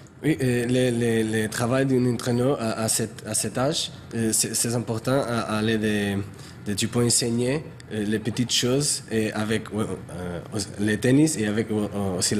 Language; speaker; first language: French; non-native, learner; Portuguese